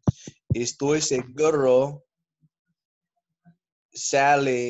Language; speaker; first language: Spanish; non-native, learner; English